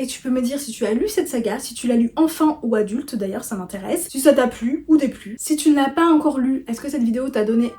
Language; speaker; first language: French; native; French